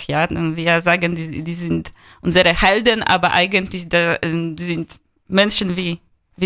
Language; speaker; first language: German; non-native, fluent; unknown